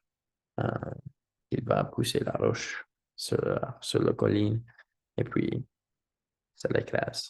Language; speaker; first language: French; non-native, learner; English